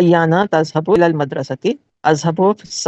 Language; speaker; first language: Arabic; non-native, learner; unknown